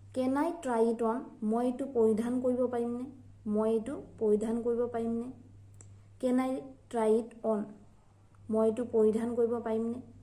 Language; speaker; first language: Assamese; native; Assamese